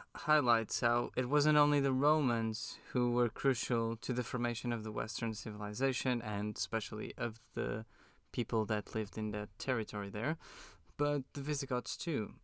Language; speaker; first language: English; non-native, fluent; Portuguese